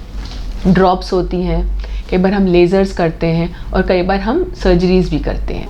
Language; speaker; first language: Hindi; native; Hindi